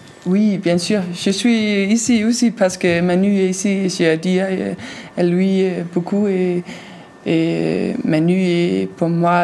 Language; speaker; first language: French; non-native, learner; Danish